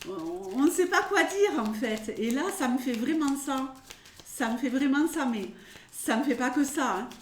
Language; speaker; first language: French; native; French